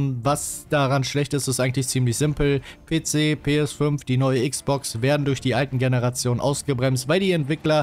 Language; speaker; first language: German; native; German